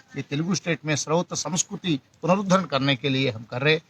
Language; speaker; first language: Hindi; non-native, local second language; Telugu